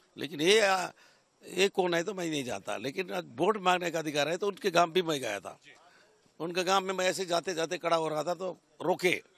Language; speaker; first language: Hindi; non-native, local second language; Koya